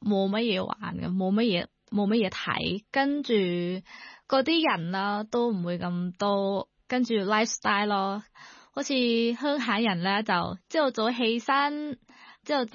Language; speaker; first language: Cantonese; non-native, learner; Thai